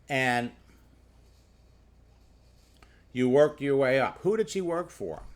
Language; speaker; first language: English; native; English